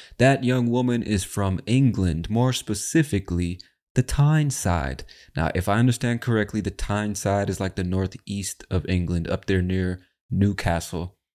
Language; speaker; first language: English; native; English